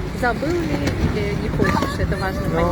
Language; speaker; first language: Russian; native; Russian